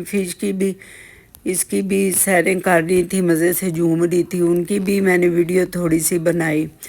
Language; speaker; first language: Urdu; non-native, local second language; Punjabi